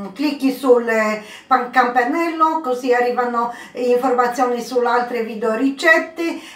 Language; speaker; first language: Italian; non-native, learner; Polish